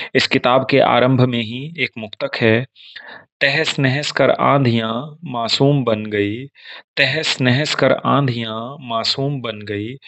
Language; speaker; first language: Hindi; native; Hindi